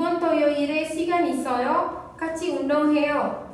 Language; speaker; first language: Korean; non-native, fluent; Indonesian